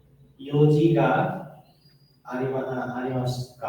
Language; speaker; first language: Japanese; non-native, learner; Bangla